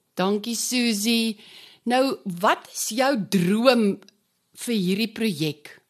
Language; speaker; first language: Afrikaans; native; Afrikaans